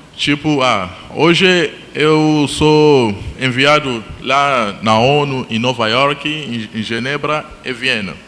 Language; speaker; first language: Portuguese; non-native, fluent; Lingala